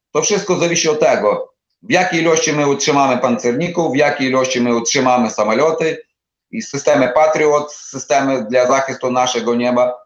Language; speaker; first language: Polish; non-native, learner; Ukrainian